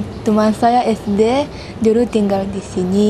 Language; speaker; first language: Indonesian; non-native, learner; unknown